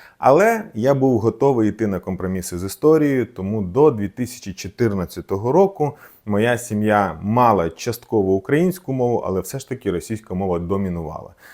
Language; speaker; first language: Ukrainian; non-native, local second language; Russian